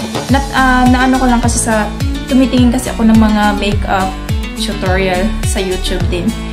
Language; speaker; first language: Filipino; native; Filipino